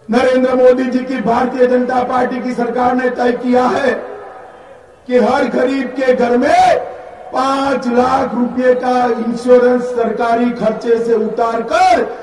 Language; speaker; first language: Hindi; non-native, local second language; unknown